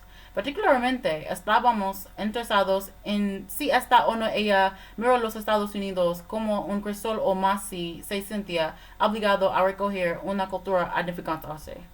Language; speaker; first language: Spanish; non-native, learner; English